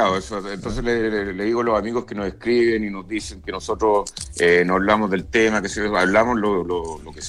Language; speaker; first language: Spanish; native; Spanish